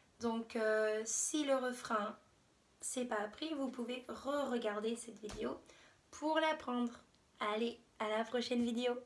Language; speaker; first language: French; non-native, fluent; English